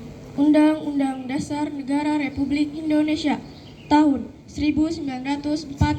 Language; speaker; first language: Indonesian; native; Indonesian